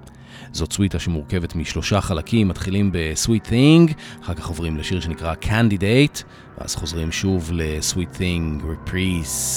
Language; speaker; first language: Hebrew; native; Hebrew